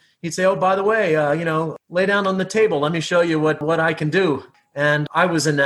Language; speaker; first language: English; native; English